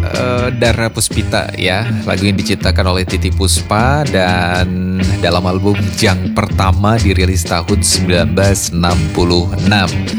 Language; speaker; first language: Indonesian; native; Indonesian